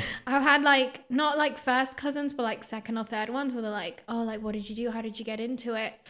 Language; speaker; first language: English; early bilingual, other home language; Greek